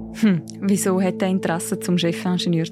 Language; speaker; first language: German; native; German